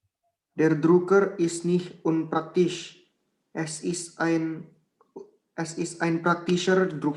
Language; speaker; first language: German; non-native, learner; Indonesian